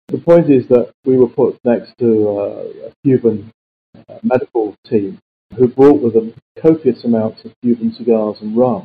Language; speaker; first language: English; native; English